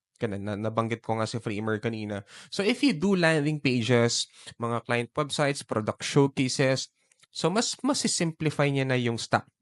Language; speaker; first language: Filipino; native; Filipino